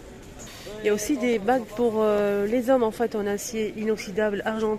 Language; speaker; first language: French; native; French